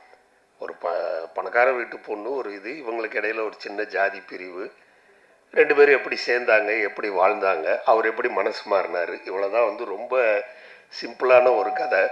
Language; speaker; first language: Tamil; native; Tamil